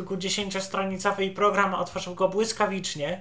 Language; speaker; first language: Polish; native; Polish